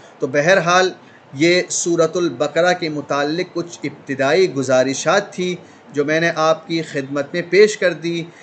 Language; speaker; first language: Urdu; native; Urdu